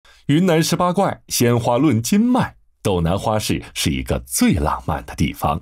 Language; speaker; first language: Chinese; native; Chinese